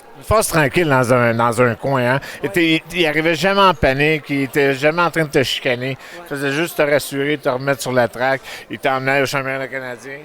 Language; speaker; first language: French; native; French